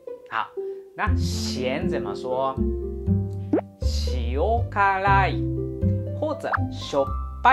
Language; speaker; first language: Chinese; non-native, fluent; Japanese